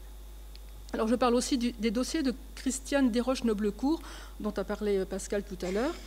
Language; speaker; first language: French; native; French